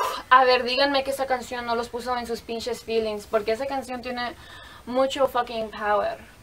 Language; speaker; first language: Spanish; early bilingual, heritage; Spanish